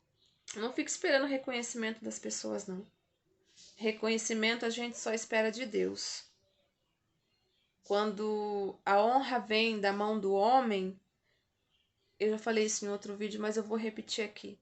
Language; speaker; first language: Portuguese; native; Portuguese